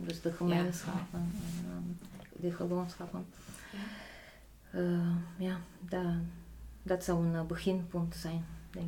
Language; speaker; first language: Dutch; non-native, fluent; Polish